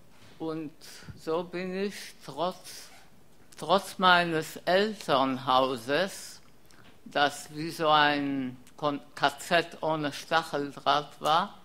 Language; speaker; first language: German; non-native, fluent; Polish